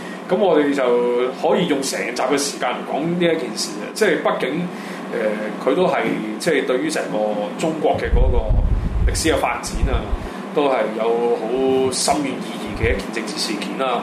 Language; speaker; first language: Cantonese; native; Cantonese